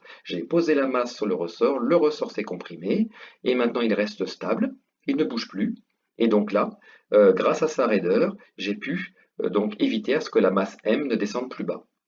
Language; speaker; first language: French; native; French